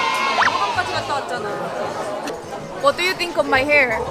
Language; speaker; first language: English; non-native, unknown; Korean